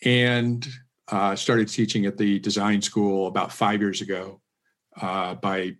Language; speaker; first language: English; native; English